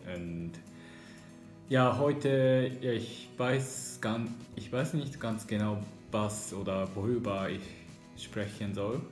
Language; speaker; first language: German; non-native, learner; Japanese